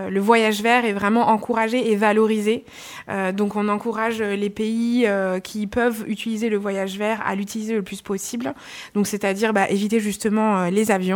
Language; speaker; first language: French; native; French